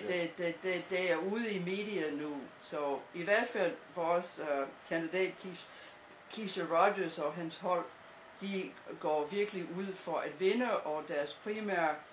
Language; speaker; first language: Danish; non-native, fluent; English